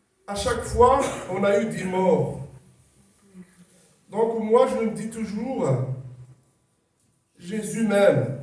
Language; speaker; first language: French; non-native, local second language; Kabyle